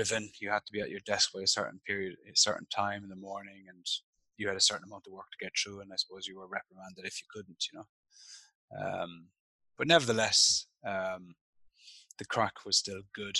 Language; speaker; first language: English; native; English